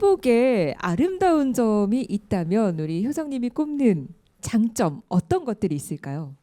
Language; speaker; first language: Korean; native; Korean